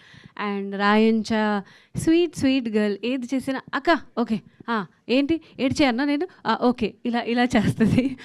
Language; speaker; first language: Telugu; non-native, local second language; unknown